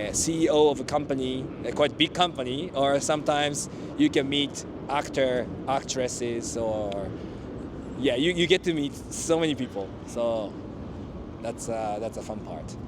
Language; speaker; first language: English; non-native, fluent; Japanese